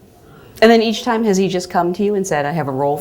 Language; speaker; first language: English; native; English